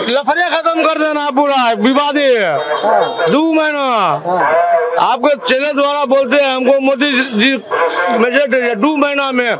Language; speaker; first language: Hindi; native; Hindi